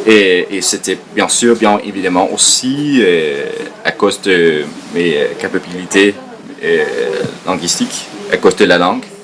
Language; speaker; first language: French; non-native, fluent; Danish